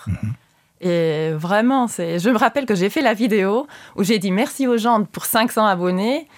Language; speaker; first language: French; non-native, local second language; Luxembourgish